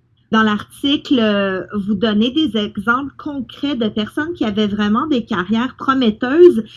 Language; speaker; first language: French; native; French